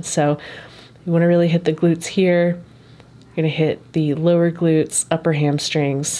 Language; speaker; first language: English; native; English